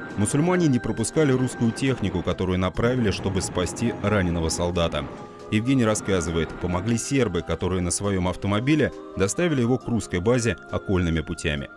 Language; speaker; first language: Russian; native; Russian